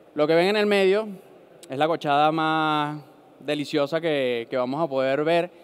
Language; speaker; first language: Spanish; native; Spanish